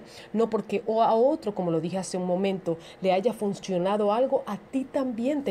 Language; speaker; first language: Spanish; native; Spanish